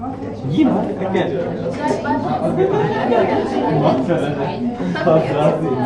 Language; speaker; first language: Arabic; native; Arabic